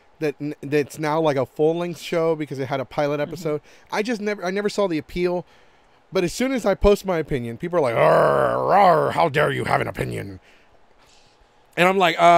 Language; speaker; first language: English; early bilingual, other home language; Spanish